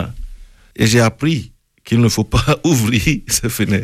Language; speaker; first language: French; non-native, local second language; Ewe